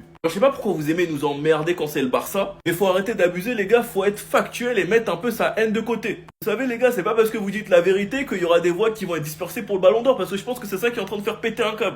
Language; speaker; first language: French; native; French